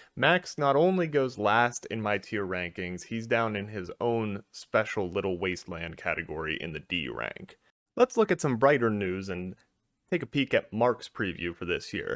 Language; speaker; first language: English; native; English